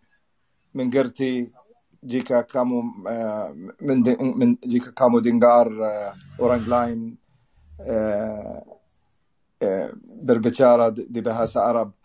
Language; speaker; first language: Indonesian; non-native, learner; Arabic